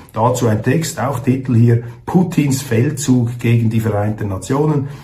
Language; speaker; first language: German; native; German